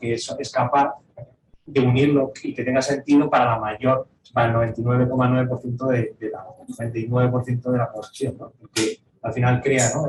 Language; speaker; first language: Spanish; native; Spanish